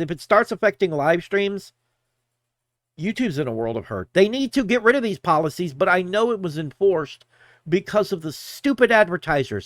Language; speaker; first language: English; native; English